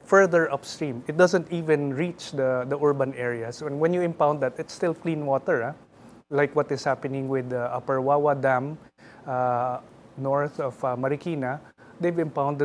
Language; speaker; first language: English; non-native, local second language; Filipino